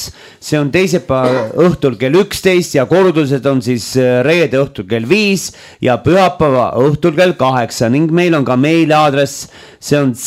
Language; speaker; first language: Estonian; native; Estonian